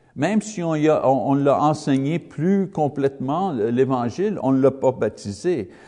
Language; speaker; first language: French; non-native, fluent; English